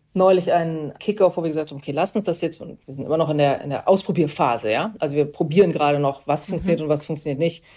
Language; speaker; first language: German; native; German